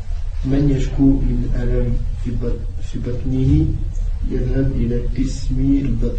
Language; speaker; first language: Arabic; non-native, learner; French